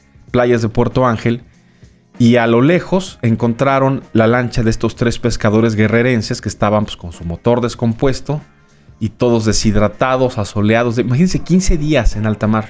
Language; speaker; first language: Spanish; native; Spanish